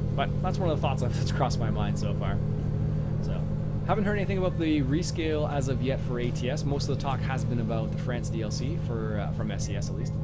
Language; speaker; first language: English; native; English